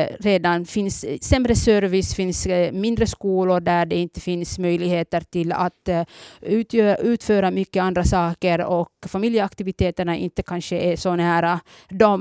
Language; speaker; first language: Swedish; early bilingual, other home language; Somali